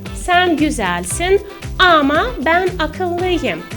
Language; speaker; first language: Turkish; non-native, fluent; Russian